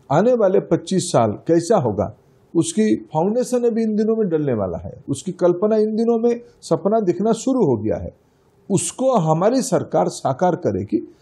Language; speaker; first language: Hindi; non-native, local second language; Odia